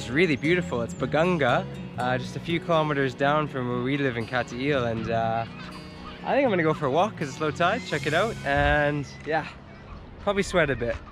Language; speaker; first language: English; native; English